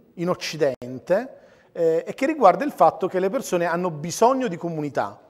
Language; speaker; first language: Italian; native; Italian